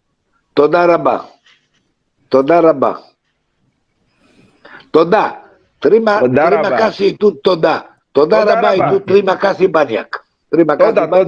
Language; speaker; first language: Indonesian; non-native, fluent; Hebrew